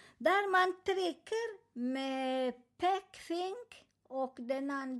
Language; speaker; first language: Swedish; non-native, learner; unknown